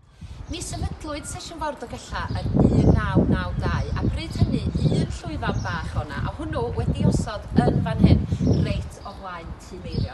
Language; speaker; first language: Welsh; native; Welsh